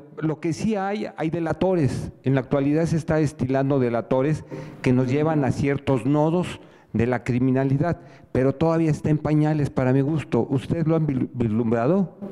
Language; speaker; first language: Spanish; native; Spanish